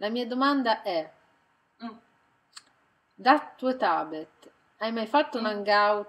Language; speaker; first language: Italian; native; Italian